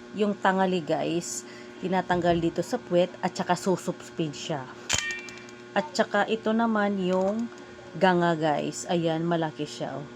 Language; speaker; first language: Filipino; native; Filipino